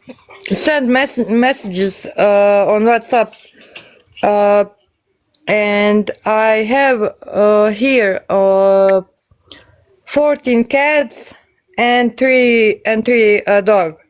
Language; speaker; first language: English; non-native, learner; Bosnian